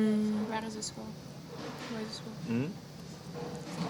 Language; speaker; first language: Dutch; early bilingual, heritage; Kinyarwanda